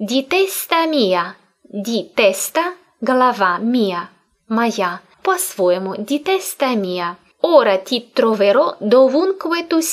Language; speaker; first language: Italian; non-native, fluent; Russian